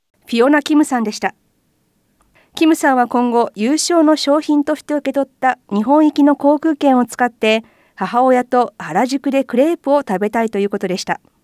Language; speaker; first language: Japanese; native; Japanese